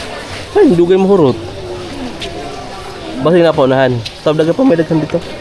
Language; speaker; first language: Filipino; non-native, local second language; Waray